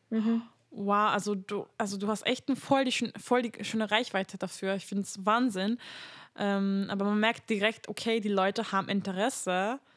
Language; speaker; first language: German; non-native, fluent; Hungarian